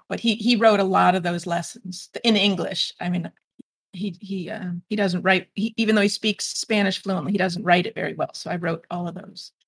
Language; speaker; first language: English; native; English